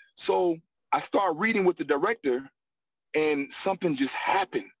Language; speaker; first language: English; native; English